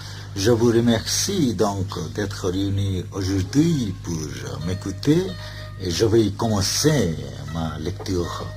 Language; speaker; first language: French; non-native, fluent; Bangla